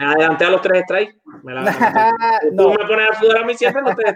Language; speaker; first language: Spanish; native; Spanish